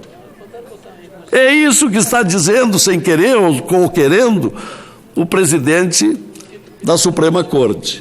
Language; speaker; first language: Portuguese; native; Portuguese